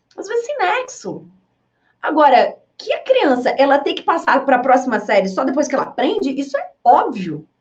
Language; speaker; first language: Portuguese; early bilingual, other home language; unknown